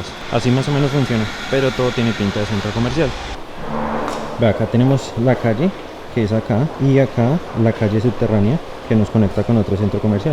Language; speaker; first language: Spanish; native; Spanish